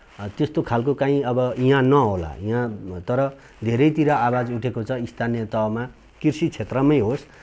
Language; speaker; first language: Nepali; native; Nepali